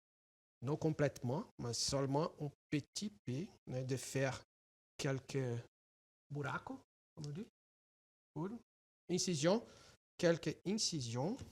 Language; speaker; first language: French; non-native, fluent; Portuguese